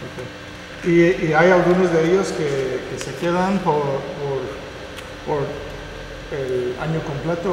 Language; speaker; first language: Spanish; non-native, fluent; English